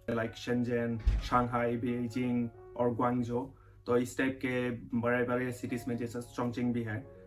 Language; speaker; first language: Hindi; non-native, fluent; Bangla